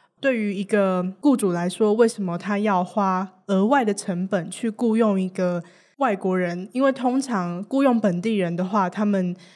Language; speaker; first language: Chinese; native; Chinese